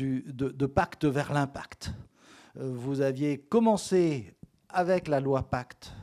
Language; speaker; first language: French; native; French